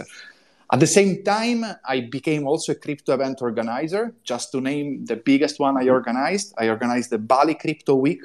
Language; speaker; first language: English; non-native, fluent; Italian